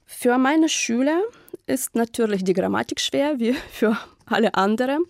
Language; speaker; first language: German; non-native, fluent; Ukrainian